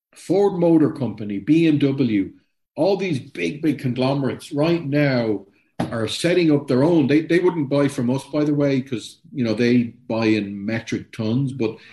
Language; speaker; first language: English; native; English